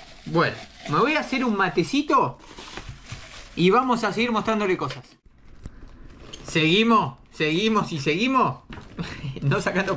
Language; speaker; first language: Spanish; native; Spanish